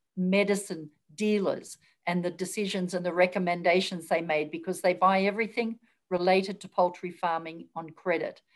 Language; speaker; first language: English; native; English